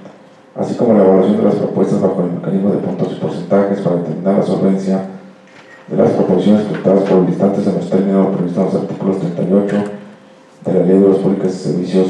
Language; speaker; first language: Spanish; native; Spanish